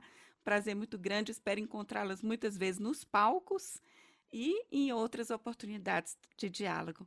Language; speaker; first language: Portuguese; native; Portuguese